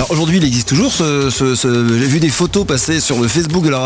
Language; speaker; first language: French; native; French